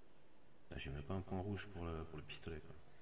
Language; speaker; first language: French; native; French